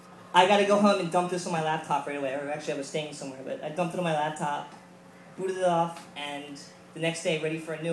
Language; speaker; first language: English; native; English